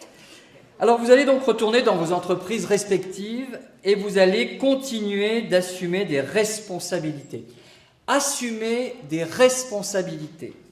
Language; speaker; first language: French; native; French